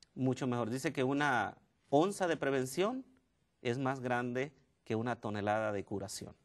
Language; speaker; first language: Spanish; native; Spanish